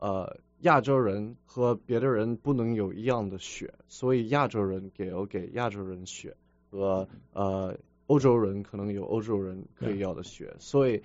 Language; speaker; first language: Chinese; early bilingual, heritage; Chinese